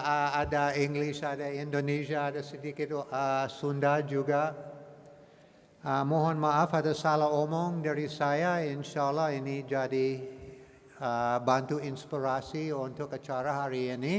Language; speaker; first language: Indonesian; non-native, learner; English